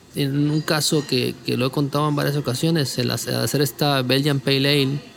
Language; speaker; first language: Spanish; native; Spanish